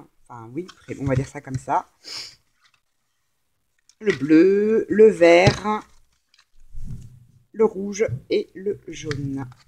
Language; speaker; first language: French; native; French